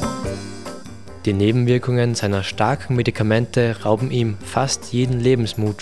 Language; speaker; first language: German; native; German